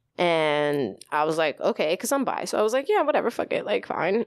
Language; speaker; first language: English; native; English